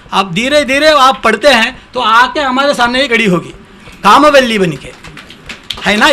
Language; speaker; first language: Hindi; non-native, local second language; Tamil